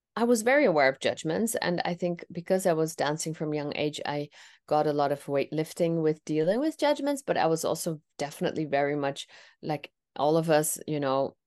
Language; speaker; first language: English; non-native, fluent; Tamil